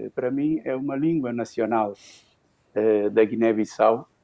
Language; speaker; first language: Portuguese; non-native, local second language; Upper Guinea Crioulo